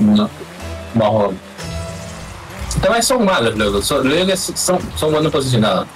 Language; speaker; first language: Spanish; native; Spanish